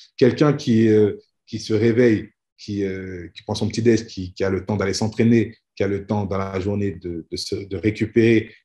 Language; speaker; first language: French; native; French